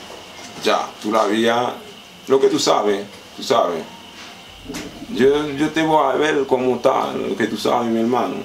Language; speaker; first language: Spanish; non-native, learner; Haitian Creole